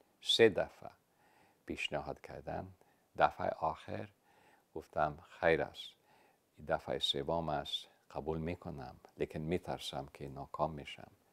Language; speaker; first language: Persian; non-native, fluent; English